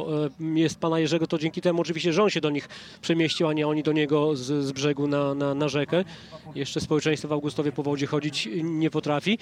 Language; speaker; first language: Polish; native; Polish